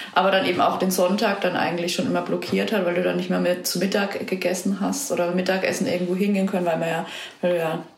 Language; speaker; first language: German; native; German